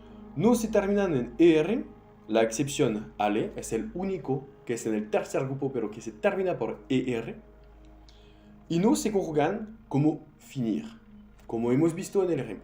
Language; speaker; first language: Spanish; non-native, fluent; French